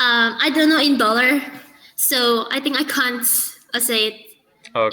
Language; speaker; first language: English; non-native, learner; Indonesian